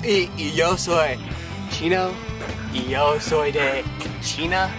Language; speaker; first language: Spanish; non-native, learner; English